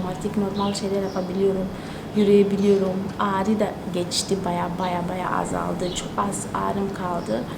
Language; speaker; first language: Turkish; non-native, fluent; Tsonga